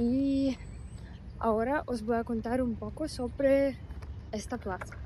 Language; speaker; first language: Spanish; non-native, fluent; Russian